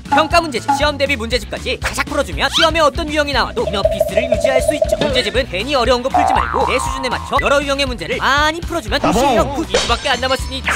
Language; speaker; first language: Korean; native; Korean